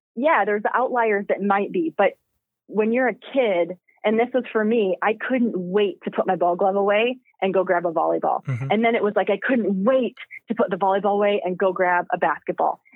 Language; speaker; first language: English; native; English